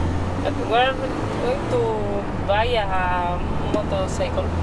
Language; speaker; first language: English; non-native, learner; Spanish